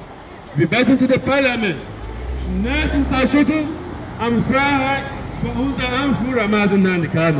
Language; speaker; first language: German; non-native, learner; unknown